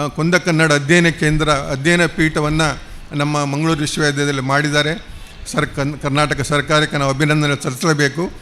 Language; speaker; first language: Kannada; non-native, local second language; Konkani